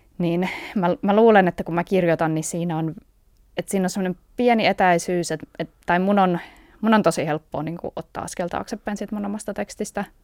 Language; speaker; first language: Finnish; early bilingual, other home language; Russian